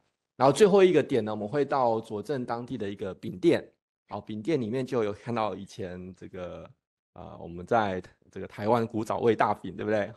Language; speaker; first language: Chinese; native; Chinese